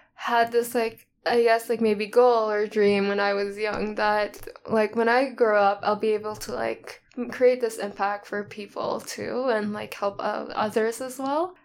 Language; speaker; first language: English; early bilingual, other home language; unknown